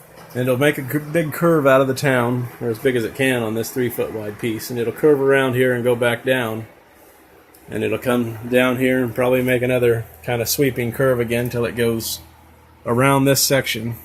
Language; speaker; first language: English; native; English